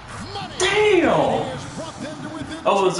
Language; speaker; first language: English; native; English